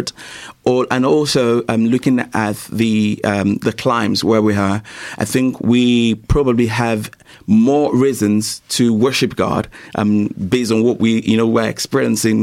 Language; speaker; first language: English; non-native, local second language; Yoruba